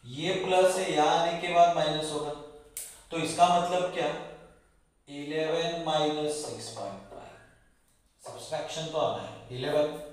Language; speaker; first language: Hindi; non-native, local second language; Marathi